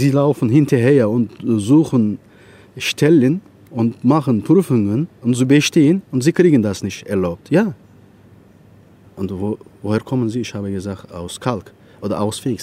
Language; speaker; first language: German; non-native, fluent; Turkish